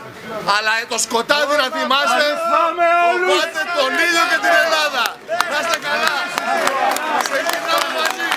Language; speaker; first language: Greek; native; Greek